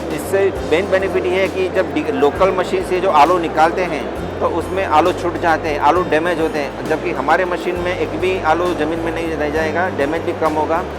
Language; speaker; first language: Hindi; native; Hindi